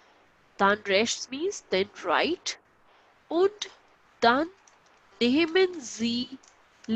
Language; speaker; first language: German; non-native, local second language; Hindi